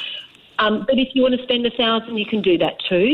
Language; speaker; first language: English; native; English